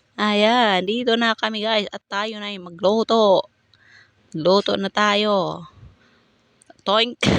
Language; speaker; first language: Filipino; non-native, local second language; Cebuano